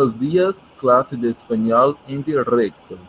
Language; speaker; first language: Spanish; non-native, fluent; Portuguese